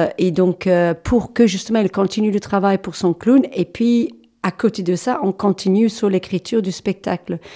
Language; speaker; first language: French; non-native, fluent; English